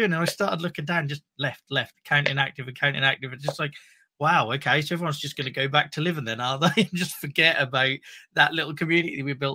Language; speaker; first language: English; native; English